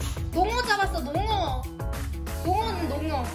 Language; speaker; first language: Korean; native; Korean